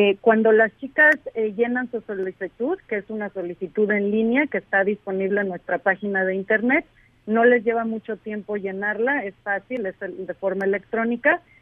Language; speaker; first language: Spanish; native; Spanish